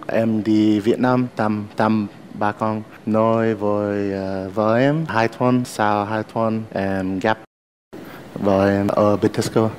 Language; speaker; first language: Vietnamese; non-native, learner; English